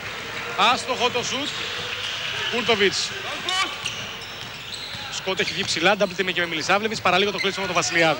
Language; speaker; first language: Greek; native; Greek